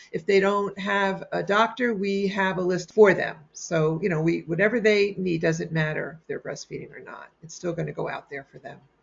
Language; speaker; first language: English; native; English